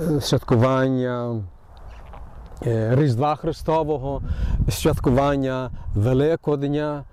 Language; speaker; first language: Ukrainian; early bilingual, heritage; Ukrainian